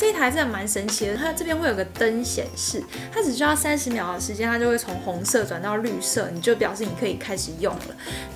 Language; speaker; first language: Chinese; native; Chinese